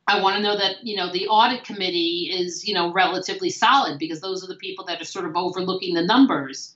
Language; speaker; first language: English; native; English